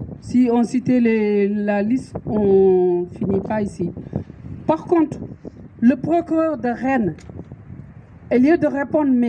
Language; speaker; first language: French; non-native, local second language; Wolof